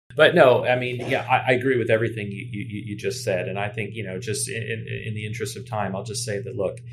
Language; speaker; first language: English; native; English